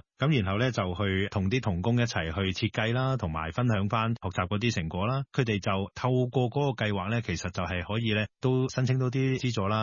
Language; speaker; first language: Cantonese; native; Cantonese